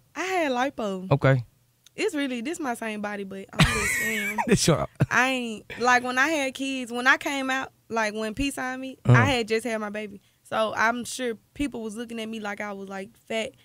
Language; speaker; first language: English; native; English